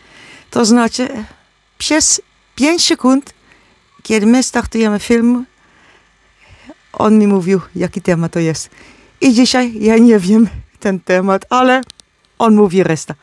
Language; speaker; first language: Polish; non-native, learner; Dutch